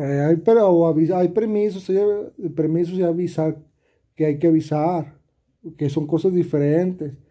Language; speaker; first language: Spanish; native; Spanish